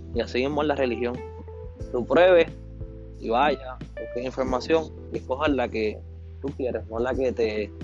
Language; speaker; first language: Spanish; native; Spanish